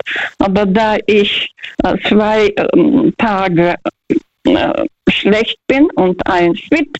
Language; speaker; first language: German; early bilingual, heritage; Russian